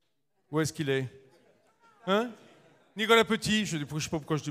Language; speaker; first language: French; native; French